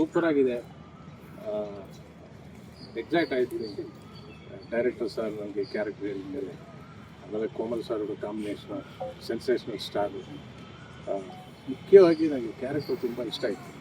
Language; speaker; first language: Kannada; non-native, learner; Telugu